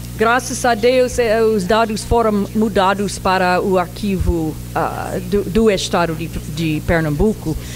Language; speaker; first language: Portuguese; non-native, fluent; English